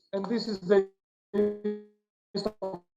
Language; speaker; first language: English; non-native, fluent; Greek